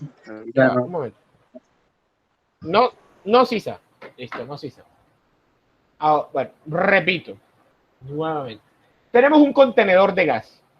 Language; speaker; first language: Spanish; native; Spanish